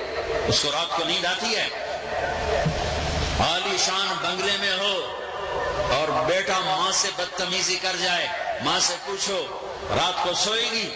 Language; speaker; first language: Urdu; non-native, local second language; Punjabi